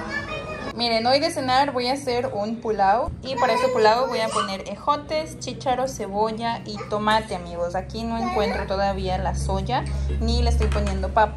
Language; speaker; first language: Spanish; native; Spanish